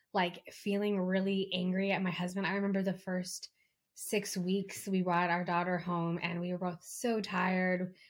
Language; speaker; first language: English; native; English